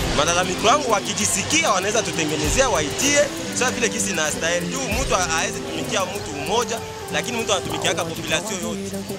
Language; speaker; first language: Swahili; native; Swahili